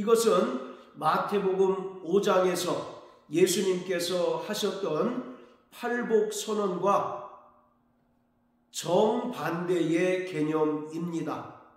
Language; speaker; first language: Korean; native; Korean